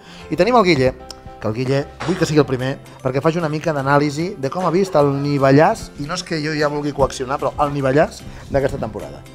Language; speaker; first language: Catalan; native; Catalan